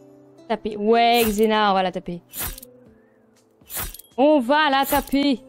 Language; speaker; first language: French; native; French